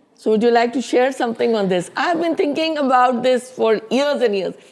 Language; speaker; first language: English; non-native, local second language; Urdu